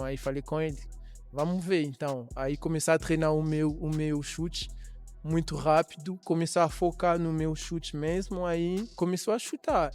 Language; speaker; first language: Portuguese; non-native, learner; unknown